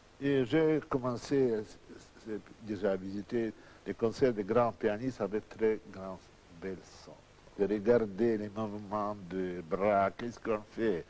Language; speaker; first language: French; non-native, learner; Russian